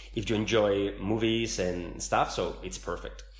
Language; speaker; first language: English; non-native, fluent; Spanish